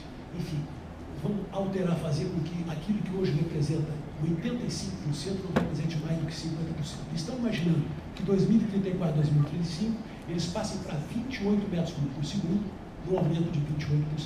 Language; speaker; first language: Portuguese; native; Portuguese